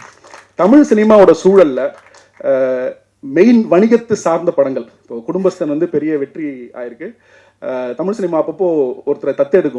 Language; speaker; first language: Tamil; native; Tamil